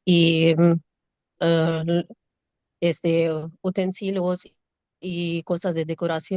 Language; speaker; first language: Spanish; non-native, learner; Urdu